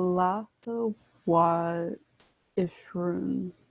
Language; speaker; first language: Arabic; non-native, learner; English